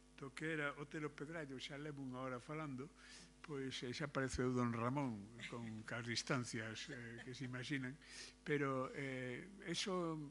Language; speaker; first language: Galician; non-native, local second language; Spanish